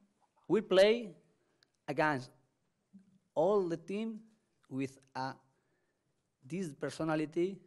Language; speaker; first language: English; non-native, learner; Spanish